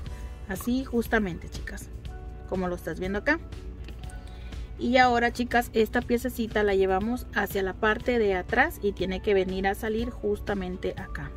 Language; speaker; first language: Spanish; native; Spanish